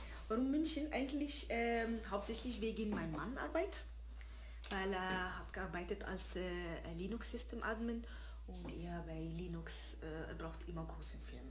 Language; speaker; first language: German; non-native, fluent; Arabic